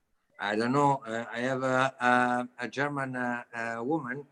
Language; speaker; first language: English; non-native, learner; Italian